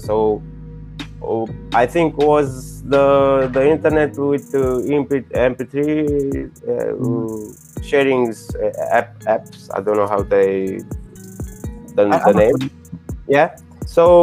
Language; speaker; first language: English; non-native, learner; Romanian